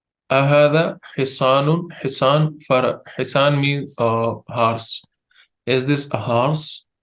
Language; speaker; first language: English; non-native, fluent; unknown